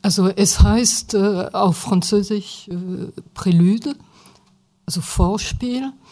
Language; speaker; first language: German; non-native, fluent; French